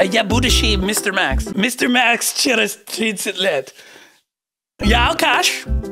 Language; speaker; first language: Russian; non-native, learner; English